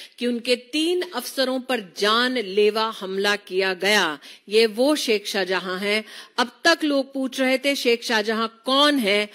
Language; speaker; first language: Hindi; native; Hindi